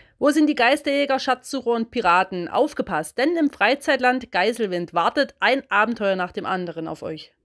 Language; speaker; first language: German; native; German